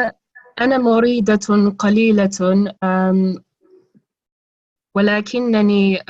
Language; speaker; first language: Arabic; non-native, learner; English